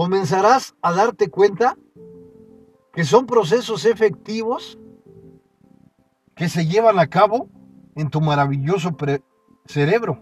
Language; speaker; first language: Spanish; native; Spanish